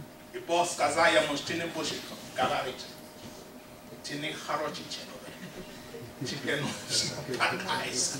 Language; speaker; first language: Russian; non-native, fluent; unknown